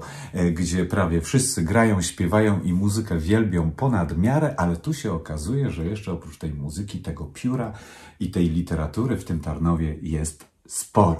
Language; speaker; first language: Polish; native; Polish